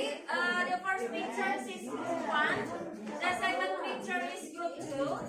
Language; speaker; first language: English; non-native, learner; Indonesian